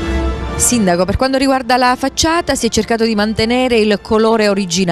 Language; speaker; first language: Italian; native; Italian